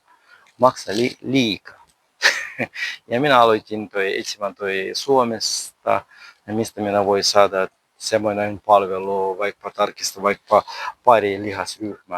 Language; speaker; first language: Finnish; non-native, learner; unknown